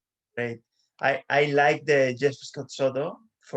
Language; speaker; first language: English; non-native, learner; Spanish